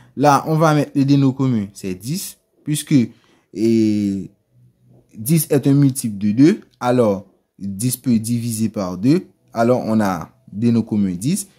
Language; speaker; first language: French; non-native, local second language; Haitian Creole